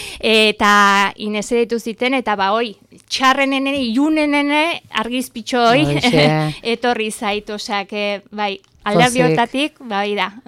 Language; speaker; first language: Basque; native; Basque